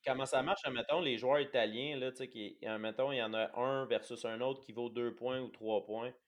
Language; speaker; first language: French; native; French